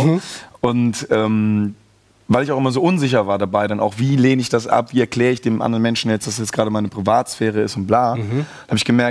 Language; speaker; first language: German; native; German